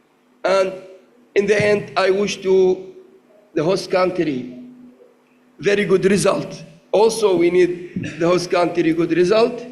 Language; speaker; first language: English; non-native, learner; Arabic